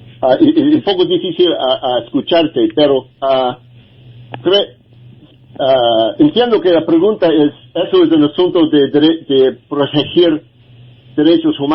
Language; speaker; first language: Spanish; non-native, learner; English